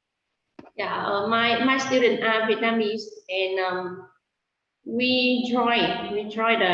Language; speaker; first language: English; non-native, fluent; Vietnamese